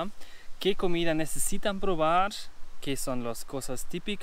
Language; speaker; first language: Spanish; non-native, learner; German